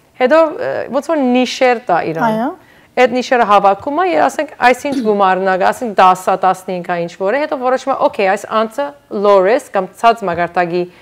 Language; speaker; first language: Armenian; early bilingual, heritage; Armenian